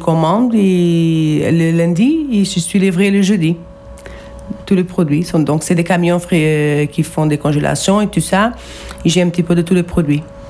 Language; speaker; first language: French; non-native, fluent; Portuguese